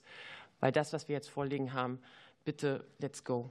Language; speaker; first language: German; native; German